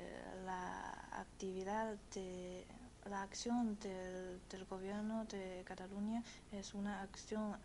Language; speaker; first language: Spanish; non-native, fluent; Chinese